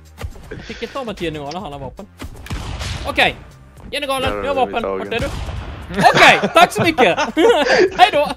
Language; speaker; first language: Swedish; native; Swedish